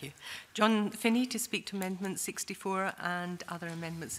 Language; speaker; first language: English; native; English